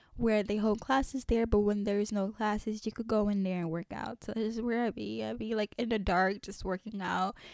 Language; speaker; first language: English; early bilingual, other home language; French